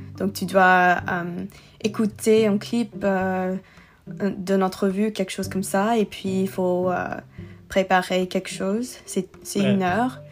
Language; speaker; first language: French; non-native, learner; English